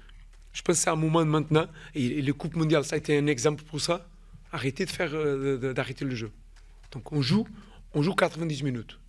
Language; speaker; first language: French; non-native, fluent; Portuguese